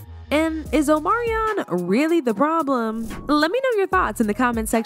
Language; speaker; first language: English; native; English